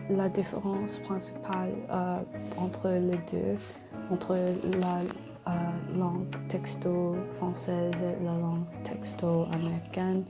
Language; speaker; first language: French; non-native, learner; English